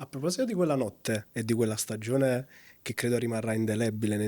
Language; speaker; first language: Italian; native; Italian